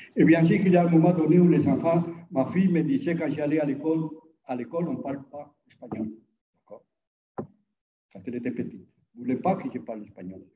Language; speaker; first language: French; non-native, fluent; Spanish